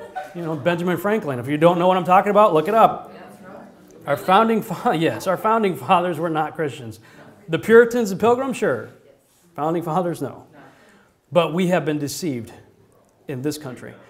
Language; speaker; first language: English; native; English